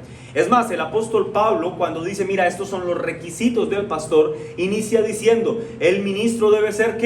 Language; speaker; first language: Spanish; native; Spanish